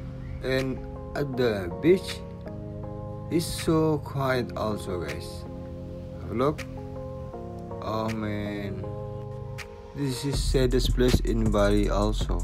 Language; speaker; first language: English; non-native, learner; Indonesian